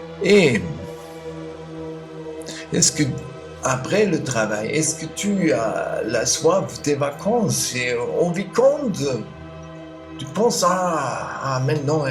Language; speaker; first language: French; non-native, learner; German